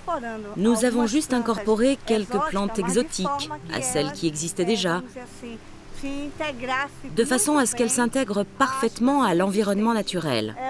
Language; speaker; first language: French; native; French